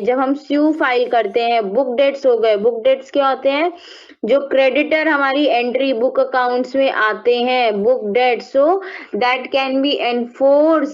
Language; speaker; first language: Hindi; native; Hindi